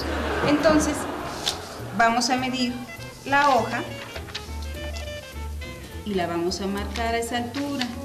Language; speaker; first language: Spanish; native; Spanish